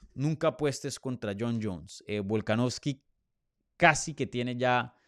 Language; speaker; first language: Spanish; native; Spanish